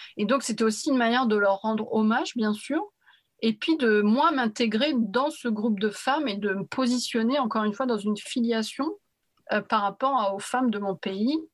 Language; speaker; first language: French; early bilingual, other home language; Arabic